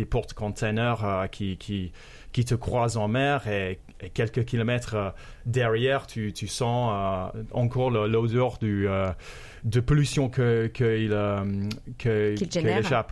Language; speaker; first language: French; non-native, fluent; English